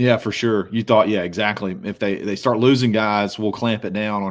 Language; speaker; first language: English; native; English